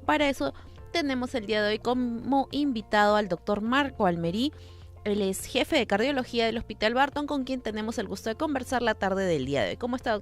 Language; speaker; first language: Spanish; native; Spanish